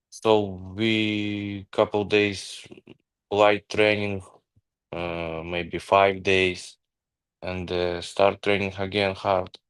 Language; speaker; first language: English; non-native, learner; Ukrainian